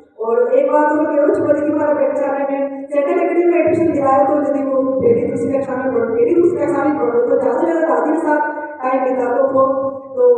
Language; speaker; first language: Hindi; non-native, local second language; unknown